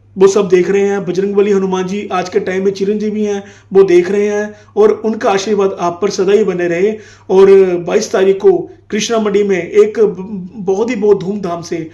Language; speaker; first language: Hindi; non-native, local second language; Punjabi